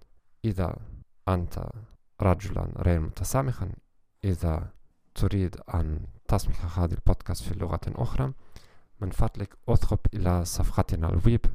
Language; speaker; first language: Arabic; non-native, learner; German